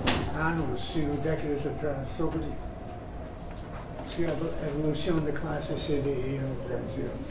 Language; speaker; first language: Portuguese; non-native, fluent; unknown